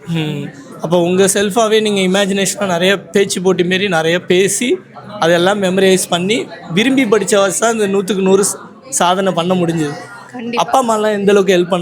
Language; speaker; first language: Tamil; native; Tamil